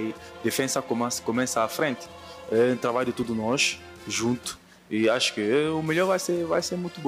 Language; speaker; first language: Portuguese; non-native, learner; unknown